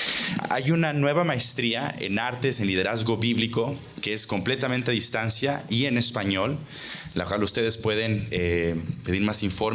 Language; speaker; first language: Spanish; native; Spanish